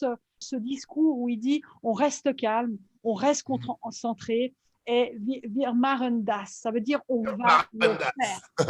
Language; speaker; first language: French; native; French